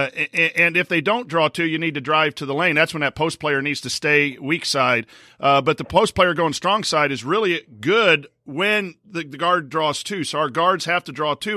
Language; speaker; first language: English; native; English